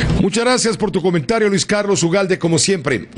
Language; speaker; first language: Spanish; native; Spanish